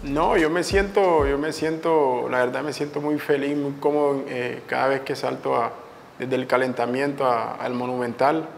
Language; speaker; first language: Spanish; native; Spanish